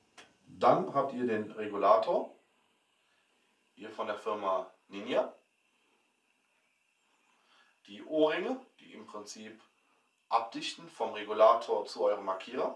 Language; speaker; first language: German; native; German